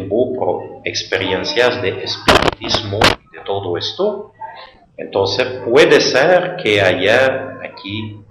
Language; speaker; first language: Spanish; non-native, fluent; French